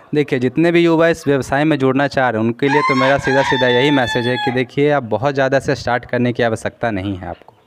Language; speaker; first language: Hindi; native; Hindi